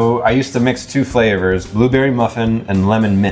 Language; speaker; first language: English; native; English